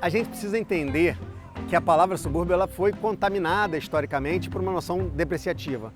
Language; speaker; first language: Portuguese; native; Portuguese